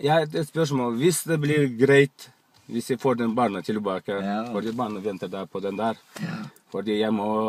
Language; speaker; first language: Norwegian; non-native, learner; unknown